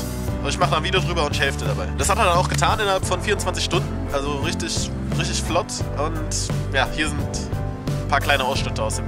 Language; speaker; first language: German; native; German